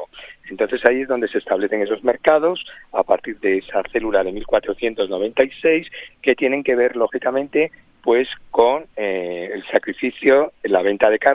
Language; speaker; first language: Spanish; native; Spanish